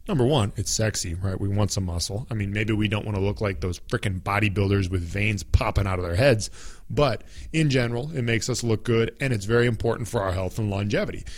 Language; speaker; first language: English; native; English